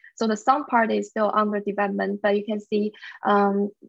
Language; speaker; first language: English; non-native, fluent; Chinese